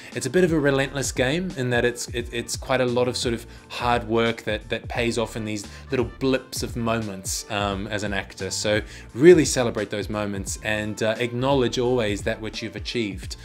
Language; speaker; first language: English; native; English